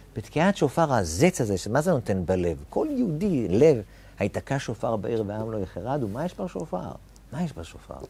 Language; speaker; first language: Hebrew; native; Hebrew